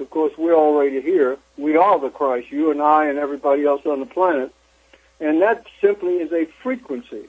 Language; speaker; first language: English; native; English